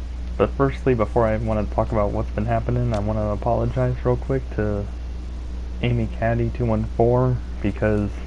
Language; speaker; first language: English; native; English